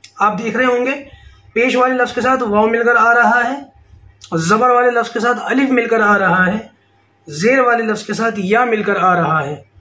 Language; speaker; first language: Urdu; native; Urdu